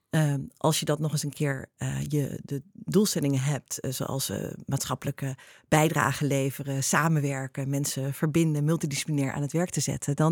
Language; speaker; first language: Dutch; native; Dutch